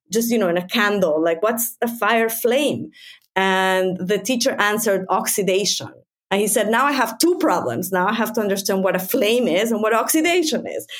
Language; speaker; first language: English; non-native, fluent; Spanish